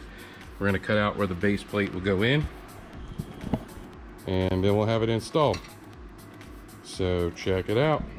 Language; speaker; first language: English; native; English